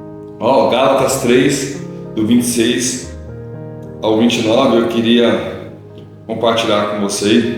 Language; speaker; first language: Portuguese; native; Portuguese